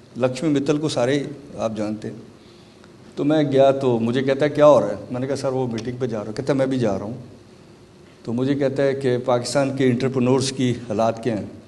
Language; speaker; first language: Urdu; non-native, local second language; Punjabi